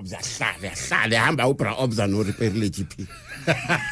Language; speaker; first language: English; non-native, local second language; Zulu